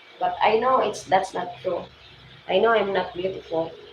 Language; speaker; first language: English; non-native, local second language; Cebuano